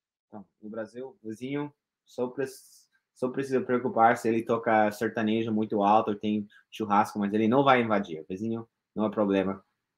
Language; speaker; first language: Portuguese; non-native, fluent; English